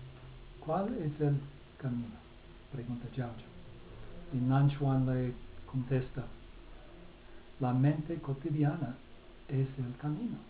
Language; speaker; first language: Spanish; non-native, fluent; English